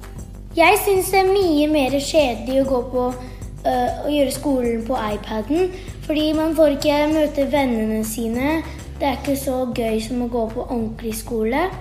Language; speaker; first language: Norwegian; early bilingual, heritage; Norwegian